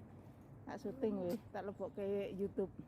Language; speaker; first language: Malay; non-native, local second language; Javanese